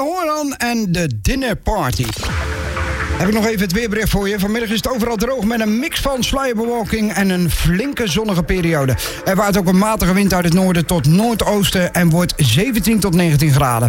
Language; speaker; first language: Dutch; native; Dutch